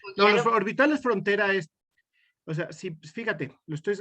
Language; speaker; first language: Spanish; native; Spanish